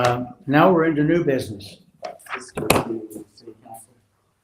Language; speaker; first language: English; native; English